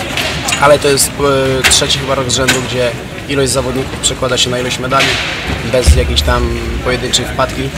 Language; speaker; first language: Polish; native; Polish